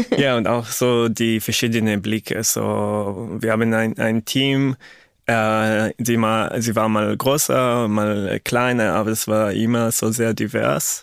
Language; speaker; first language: German; non-native, fluent; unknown